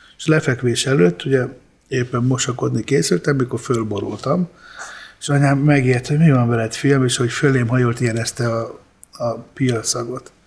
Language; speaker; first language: Hungarian; early bilingual, other home language; Italian